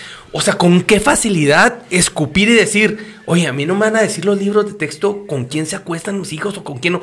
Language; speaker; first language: Spanish; native; Spanish